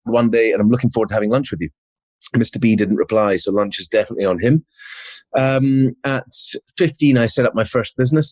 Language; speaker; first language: English; native; English